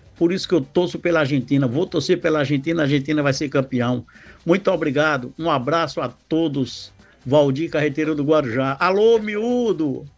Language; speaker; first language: Portuguese; native; Portuguese